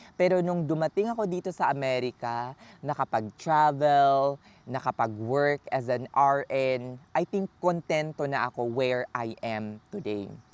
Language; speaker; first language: Filipino; native; Filipino